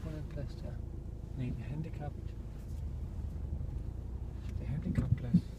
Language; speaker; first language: Danish; native; Danish